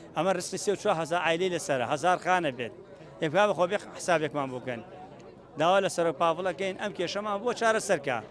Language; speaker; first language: Central Kurdish; native; Central Kurdish